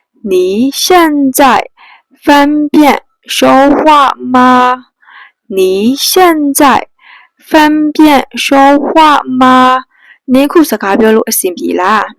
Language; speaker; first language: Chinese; non-native, fluent; Burmese